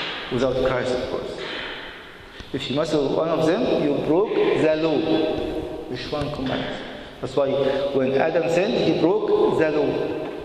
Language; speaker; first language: English; non-native, fluent; Arabic